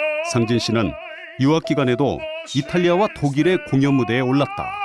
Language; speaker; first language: Korean; native; Korean